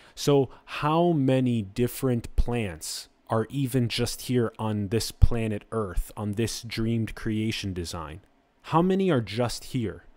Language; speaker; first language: English; native; English